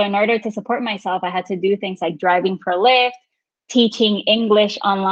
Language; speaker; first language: English; non-native, fluent; Spanish